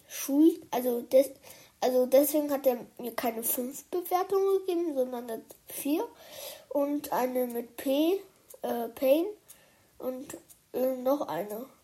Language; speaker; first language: German; early bilingual, other home language; Chinese